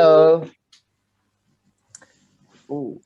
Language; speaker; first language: English; non-native, learner; Indonesian